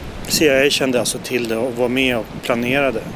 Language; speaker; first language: Swedish; native; Swedish